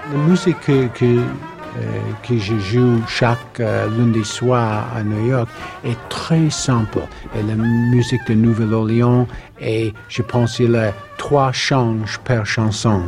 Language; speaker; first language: French; non-native, learner; English